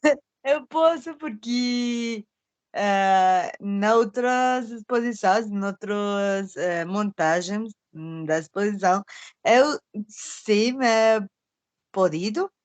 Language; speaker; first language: Portuguese; non-native, fluent; Spanish